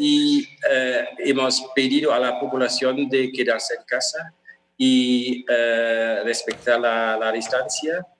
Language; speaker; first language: Spanish; non-native, fluent; German